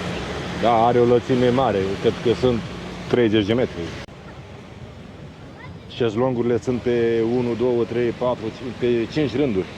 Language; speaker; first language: Romanian; native; Romanian